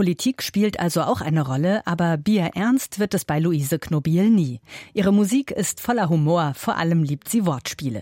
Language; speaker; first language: German; native; German